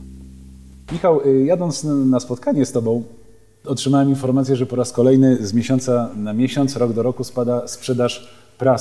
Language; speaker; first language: Polish; native; Polish